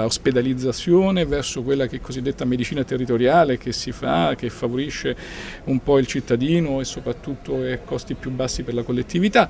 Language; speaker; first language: Italian; native; Italian